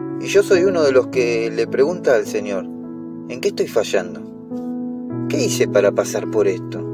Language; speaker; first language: Spanish; native; Spanish